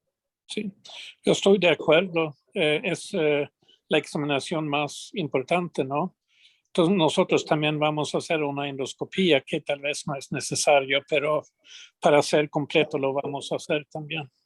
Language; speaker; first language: Spanish; non-native, fluent; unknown